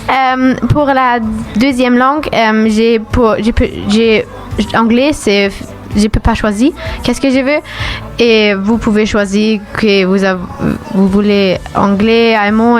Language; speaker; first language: French; non-native, learner; German